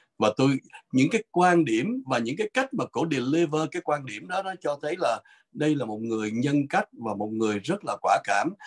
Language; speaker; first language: Vietnamese; native; Vietnamese